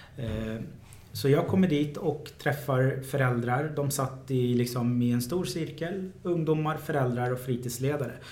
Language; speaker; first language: Swedish; early bilingual, other home language; Arabic